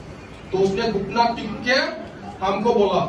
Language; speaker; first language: Hindi; non-native, local second language; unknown